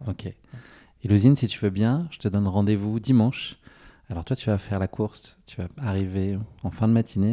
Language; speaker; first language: French; native; French